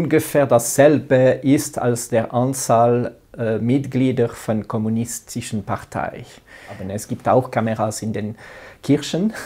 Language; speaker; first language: German; non-native, local second language; French